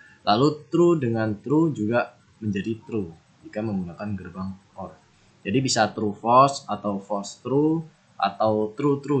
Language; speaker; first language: Indonesian; native; Indonesian